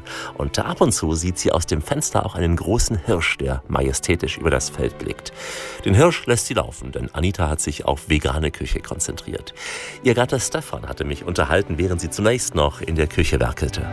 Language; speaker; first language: German; native; German